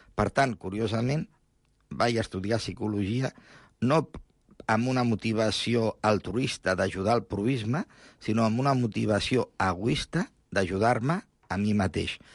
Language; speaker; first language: Catalan; native; Catalan